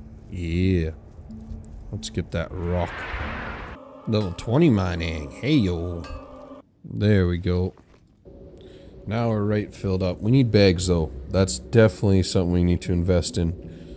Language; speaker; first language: English; native; English